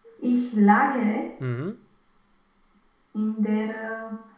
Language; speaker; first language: German; non-native, learner; Romanian